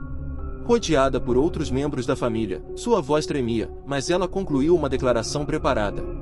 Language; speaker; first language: Portuguese; native; Portuguese